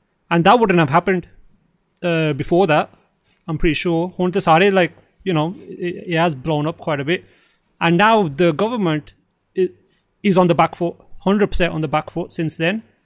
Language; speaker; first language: English; early bilingual, other home language; Punjabi